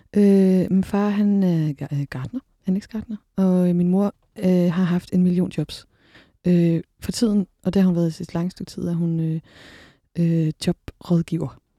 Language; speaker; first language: Danish; native; Danish